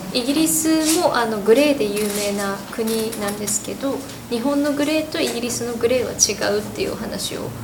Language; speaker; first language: Japanese; native; Japanese